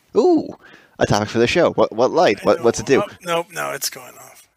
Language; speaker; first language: English; native; English